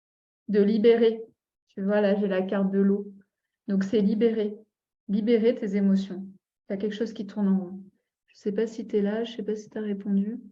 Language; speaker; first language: French; native; French